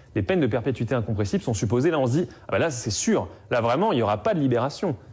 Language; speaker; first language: French; native; French